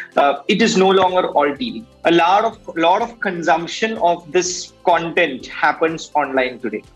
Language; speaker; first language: English; non-native, local second language; Malayalam